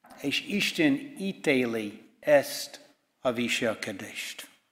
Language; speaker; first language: Hungarian; non-native, fluent; English